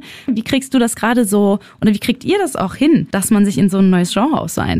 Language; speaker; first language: German; native; German